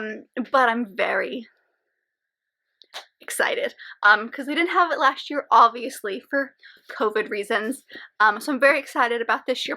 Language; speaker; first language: English; native; English